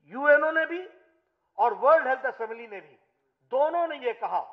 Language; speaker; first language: Hindi; native; Hindi